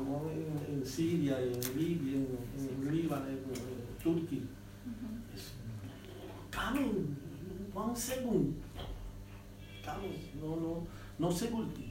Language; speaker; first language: English; non-native, learner; Spanish